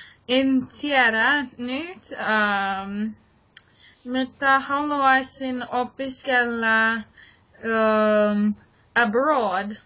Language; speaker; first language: Finnish; non-native, learner; English